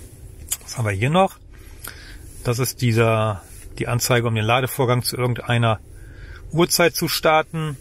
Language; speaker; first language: German; native; German